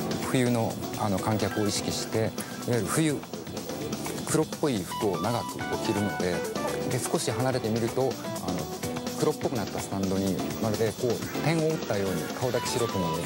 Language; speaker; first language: Japanese; native; Japanese